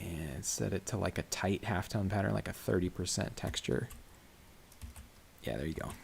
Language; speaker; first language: English; native; English